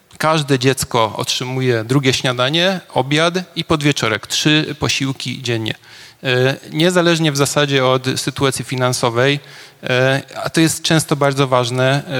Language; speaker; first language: Polish; non-native, fluent; Hungarian